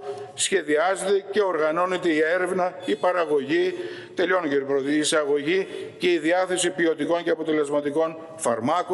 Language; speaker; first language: Greek; native; Greek